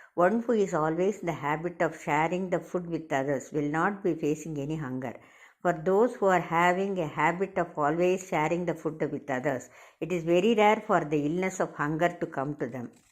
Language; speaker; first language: English; non-native, local second language; Tamil